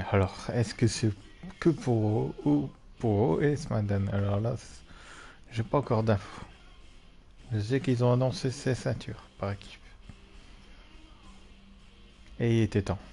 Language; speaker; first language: French; native; French